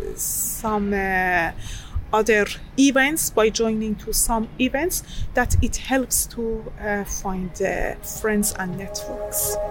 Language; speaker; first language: English; non-native, learner; Persian